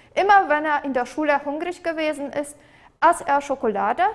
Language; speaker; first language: German; non-native, fluent; Polish